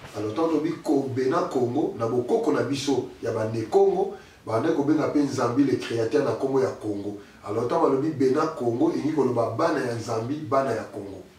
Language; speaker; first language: Lingala; non-native, local second language; Kongo